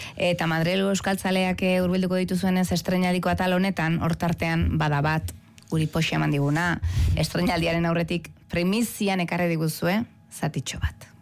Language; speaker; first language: Basque; native; Basque